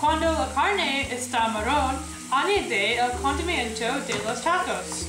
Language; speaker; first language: Spanish; non-native, learner; English